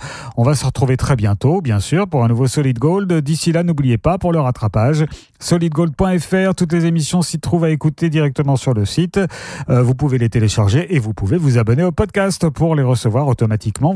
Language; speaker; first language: French; native; French